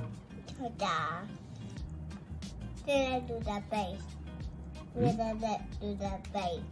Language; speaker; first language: Chinese; early bilingual, heritage; Chinese